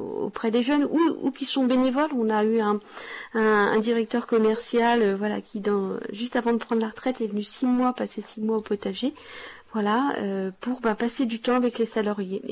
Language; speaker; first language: French; native; French